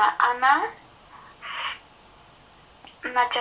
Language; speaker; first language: Russian; non-native, learner; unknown